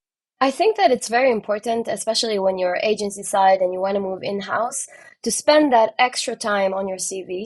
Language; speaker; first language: English; non-native, fluent; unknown